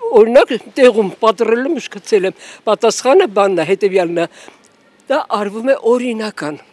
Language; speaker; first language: Armenian; native; Armenian